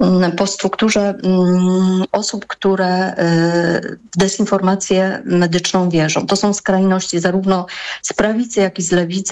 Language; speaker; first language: Polish; native; Polish